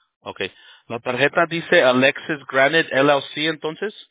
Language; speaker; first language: Spanish; early bilingual, heritage; Spanish